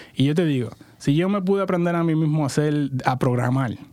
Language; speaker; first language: Spanish; native; Spanish